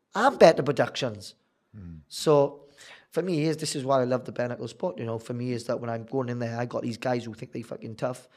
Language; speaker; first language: English; native; English